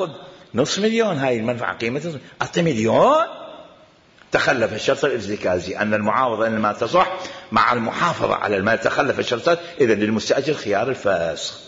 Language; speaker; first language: Arabic; native; Arabic